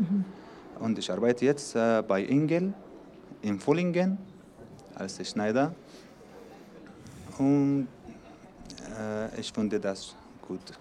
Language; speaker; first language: German; non-native, learner; Arabic